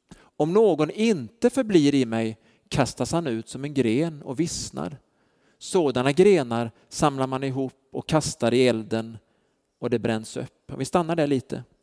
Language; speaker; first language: Swedish; native; Swedish